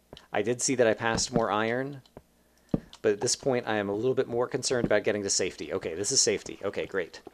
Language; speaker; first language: English; native; English